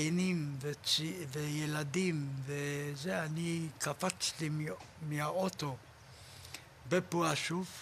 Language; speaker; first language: Hebrew; non-native, fluent; Polish